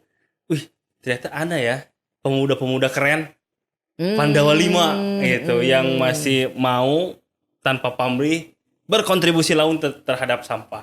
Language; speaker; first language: Indonesian; native; Indonesian